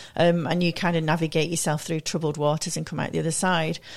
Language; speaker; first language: English; native; English